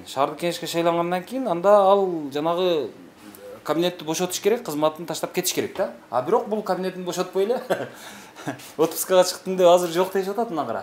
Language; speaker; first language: Kyrgyz; native; Kyrgyz